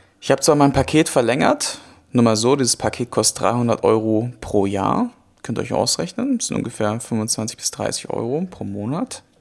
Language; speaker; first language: German; native; German